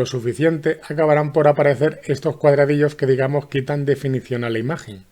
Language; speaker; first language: Spanish; native; Spanish